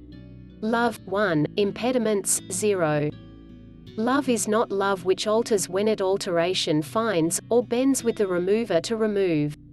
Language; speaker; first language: English; native; English